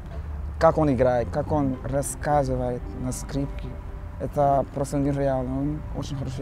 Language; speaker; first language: Russian; non-native, learner; Portuguese